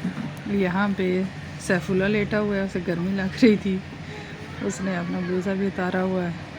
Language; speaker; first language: Hindi; native; Hindi